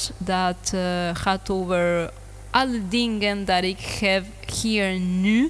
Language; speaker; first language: Dutch; non-native, learner; Spanish